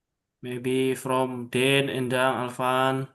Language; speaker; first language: English; non-native, local second language; Javanese